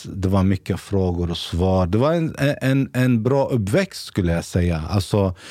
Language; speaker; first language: Swedish; native; Swedish